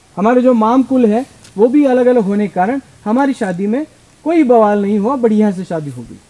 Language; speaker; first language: Hindi; non-native, local second language; Marathi